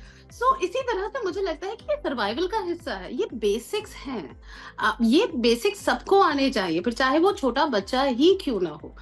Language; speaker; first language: Hindi; native; Hindi